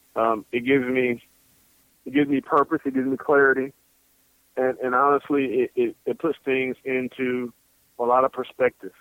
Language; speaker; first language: English; native; English